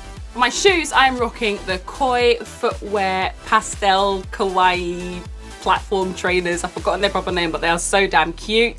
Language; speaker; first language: English; native; English